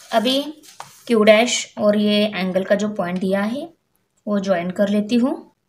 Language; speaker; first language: Hindi; non-native, local second language; Marathi